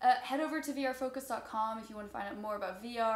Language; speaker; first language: English; native; English